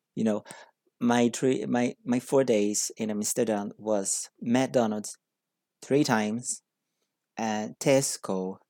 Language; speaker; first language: English; non-native, learner; Portuguese